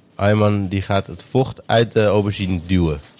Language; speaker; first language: Dutch; native; Dutch